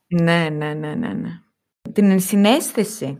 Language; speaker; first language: Greek; native; Greek